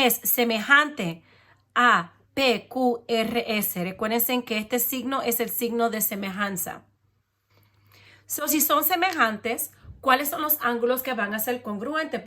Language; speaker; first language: Spanish; early bilingual, heritage; Spanish